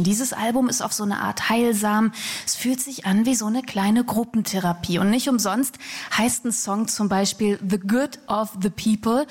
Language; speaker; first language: German; native; German